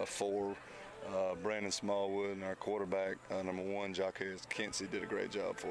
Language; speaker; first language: English; native; English